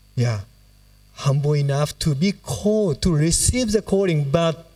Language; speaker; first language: English; non-native, fluent; Japanese